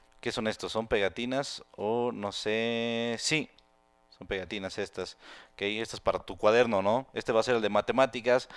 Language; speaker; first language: Spanish; native; Spanish